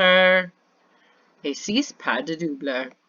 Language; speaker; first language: French; non-native, fluent; English